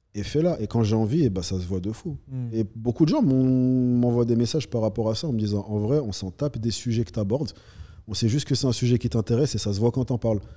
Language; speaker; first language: French; native; French